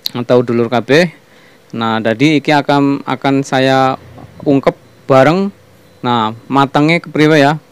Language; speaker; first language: Indonesian; non-native, local second language; Javanese